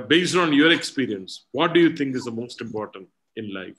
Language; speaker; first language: English; non-native, local second language; Malayalam